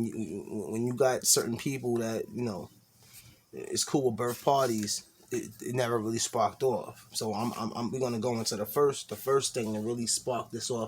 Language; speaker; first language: English; native; English